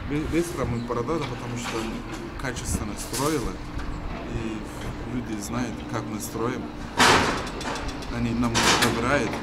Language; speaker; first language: Russian; non-native, learner; Turkish